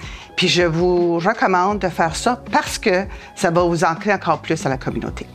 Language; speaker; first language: French; native; French